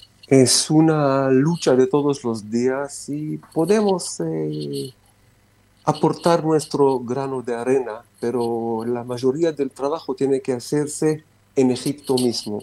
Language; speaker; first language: Spanish; non-native, fluent; Romanian